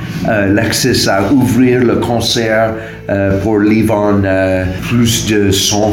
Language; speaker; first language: French; non-native, learner; English